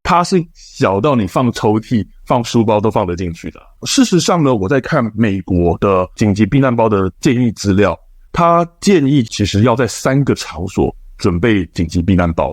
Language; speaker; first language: Chinese; native; Chinese